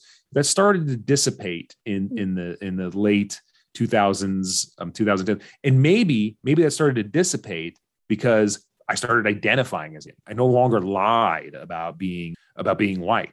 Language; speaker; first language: English; early bilingual, other home language; Arabic